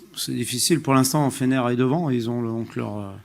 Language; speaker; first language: French; native; French